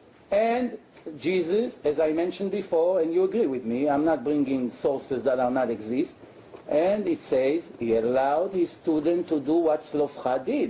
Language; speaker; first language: English; non-native, fluent; Hebrew